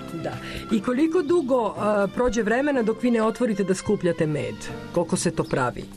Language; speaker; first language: Serbian; native; Serbian